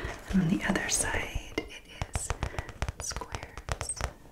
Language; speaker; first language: English; native; English